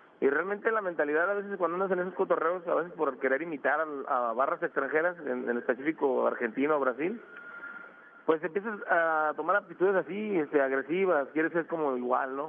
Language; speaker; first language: Spanish; native; Spanish